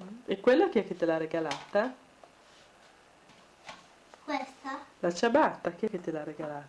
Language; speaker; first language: Italian; native; Italian